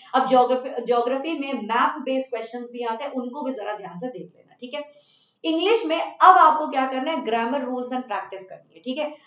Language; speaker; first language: Hindi; non-native, local second language; Bangla